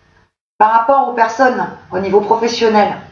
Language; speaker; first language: French; native; French